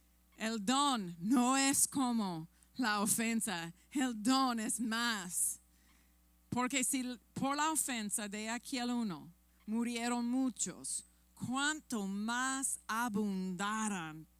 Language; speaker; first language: Spanish; non-native, fluent; English